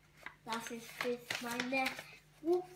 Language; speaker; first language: German; non-native, learner; Hungarian